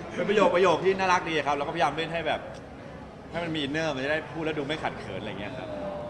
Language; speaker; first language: Thai; native; Thai